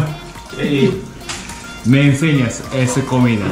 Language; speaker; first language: Spanish; non-native, learner; Japanese